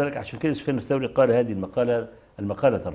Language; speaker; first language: Arabic; native; Arabic